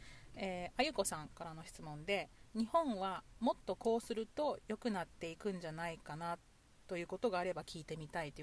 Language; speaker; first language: Japanese; native; Japanese